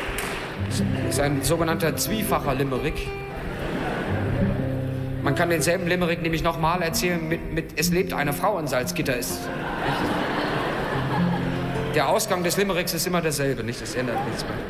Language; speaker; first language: German; native; German